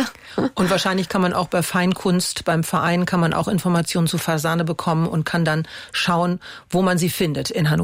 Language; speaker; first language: German; native; German